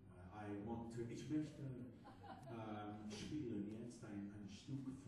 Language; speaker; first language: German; non-native, learner; English